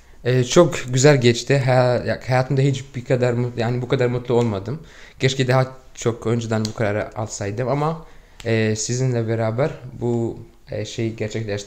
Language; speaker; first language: Turkish; non-native, fluent; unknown